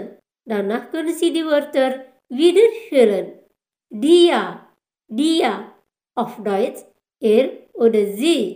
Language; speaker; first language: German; non-native, fluent; Indonesian